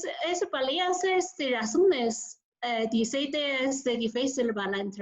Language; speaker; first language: Spanish; non-native, learner; Chinese